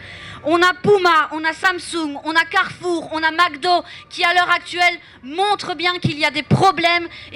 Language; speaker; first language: French; native; French